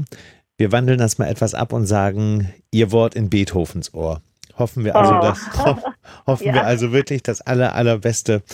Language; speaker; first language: German; native; German